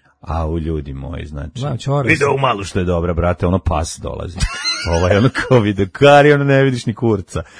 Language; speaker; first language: Serbian; native; Serbian